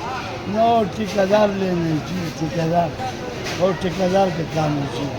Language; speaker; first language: Hindi; non-native, local second language; Pashto